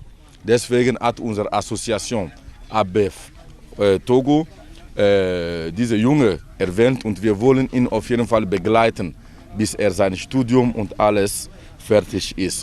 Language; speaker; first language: German; non-native, learner; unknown